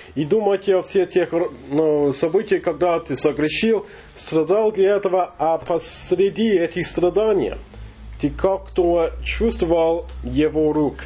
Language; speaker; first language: Russian; non-native, fluent; English